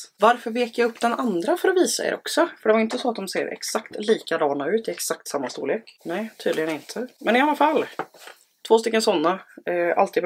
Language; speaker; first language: Swedish; native; Swedish